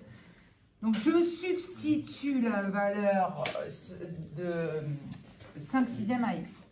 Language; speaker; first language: French; native; French